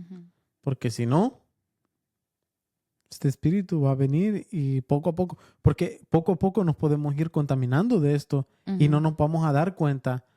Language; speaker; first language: Spanish; early bilingual, heritage; Spanish